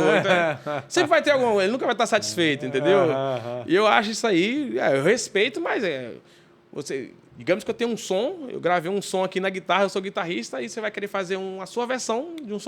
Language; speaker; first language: Portuguese; native; Portuguese